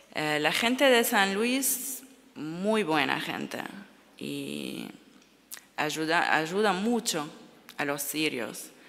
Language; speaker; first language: Spanish; non-native, learner; Arabic